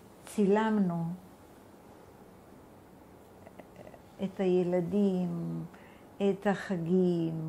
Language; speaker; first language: Hebrew; non-native, fluent; Bulgarian